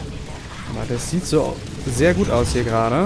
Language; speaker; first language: German; native; German